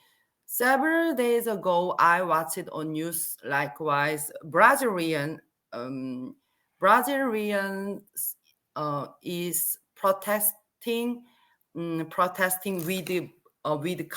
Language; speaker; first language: English; non-native, learner; Korean